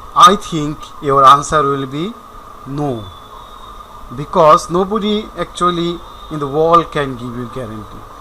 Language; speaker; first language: English; non-native, local second language; Bangla